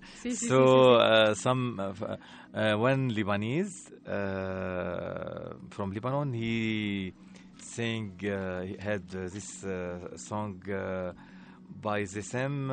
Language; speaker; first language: English; non-native, learner; Arabic